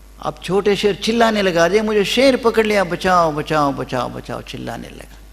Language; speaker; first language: Hindi; non-native, local second language; Kannada